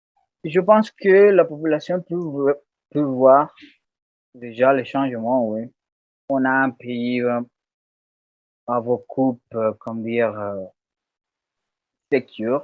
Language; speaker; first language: French; non-native, learner; Spanish